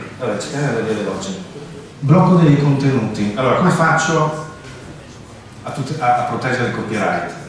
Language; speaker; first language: Italian; early bilingual, heritage; Italian